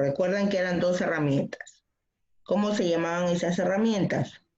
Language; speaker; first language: Spanish; native; Spanish